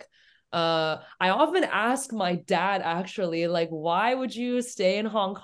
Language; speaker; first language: English; native; English